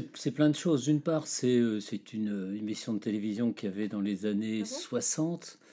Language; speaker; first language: French; native; French